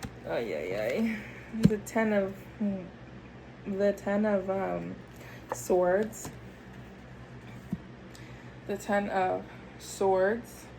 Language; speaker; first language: English; native; English